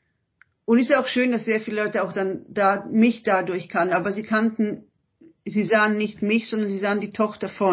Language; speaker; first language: German; early bilingual, other home language; Italian